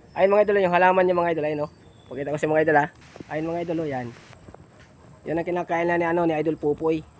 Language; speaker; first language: Filipino; non-native, local second language; Cebuano